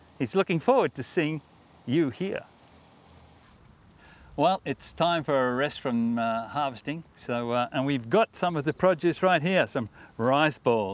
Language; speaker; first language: English; native; English